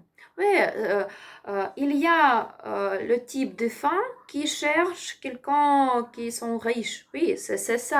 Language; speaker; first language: French; non-native, learner; Ukrainian